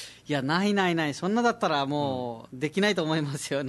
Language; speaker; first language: Japanese; non-native, fluent; Nepali